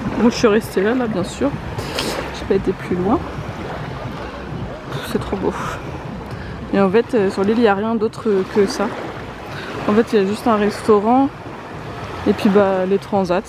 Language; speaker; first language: French; native; French